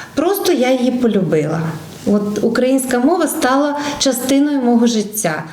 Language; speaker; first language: Ukrainian; non-native, local second language; Bulgarian